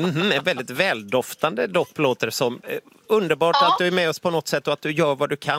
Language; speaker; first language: Swedish; native; Swedish